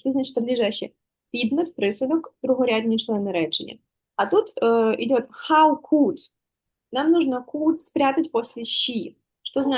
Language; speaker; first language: Russian; native; Russian